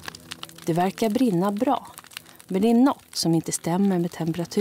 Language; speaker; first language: Swedish; native; Swedish